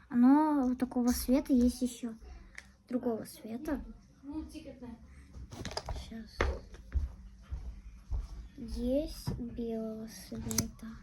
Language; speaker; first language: Russian; non-native, local second language; Armenian